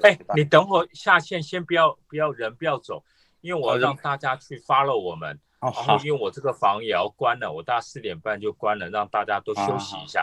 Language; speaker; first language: Chinese; native; Chinese